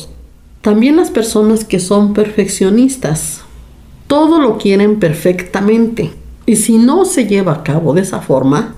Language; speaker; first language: Spanish; native; Spanish